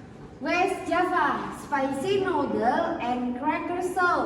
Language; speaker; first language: English; non-native, learner; Indonesian